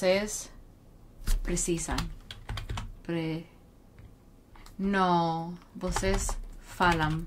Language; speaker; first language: Portuguese; non-native, learner; English